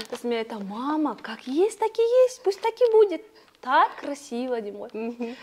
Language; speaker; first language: Russian; non-native, local second language; Kazakh